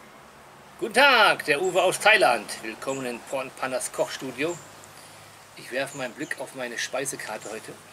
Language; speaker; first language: German; native; German